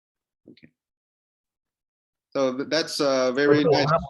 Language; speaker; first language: English; non-native, learner; Chinese